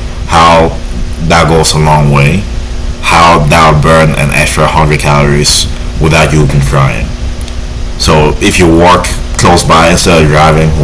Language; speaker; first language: English; native; English